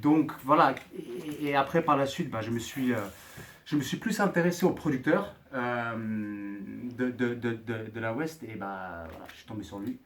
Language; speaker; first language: French; native; French